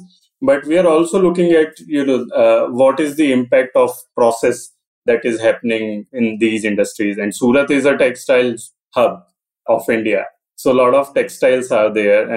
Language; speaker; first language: English; non-native, local second language; Hindi